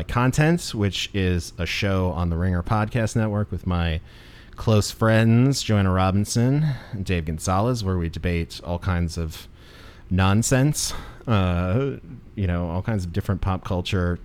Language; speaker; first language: English; native; English